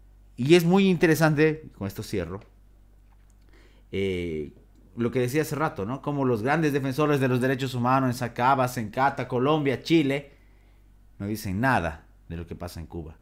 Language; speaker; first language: Spanish; native; Spanish